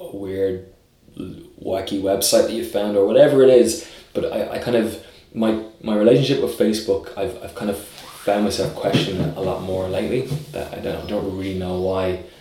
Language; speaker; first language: English; native; English